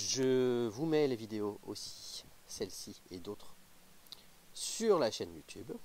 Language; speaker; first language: French; native; French